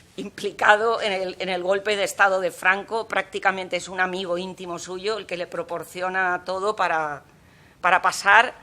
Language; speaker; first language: Spanish; non-native, local second language; Catalan